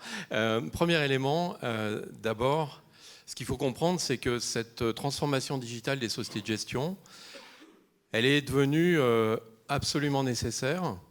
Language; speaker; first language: French; native; French